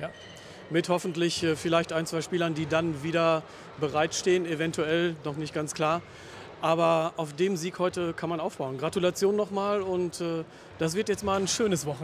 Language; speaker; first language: German; native; German